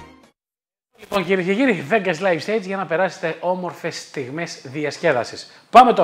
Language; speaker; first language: Greek; native; Greek